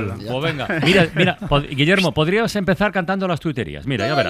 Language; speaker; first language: Spanish; native; Spanish